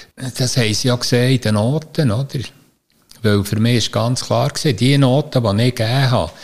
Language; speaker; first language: German; native; German